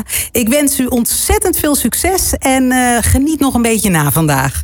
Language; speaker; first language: Dutch; native; Dutch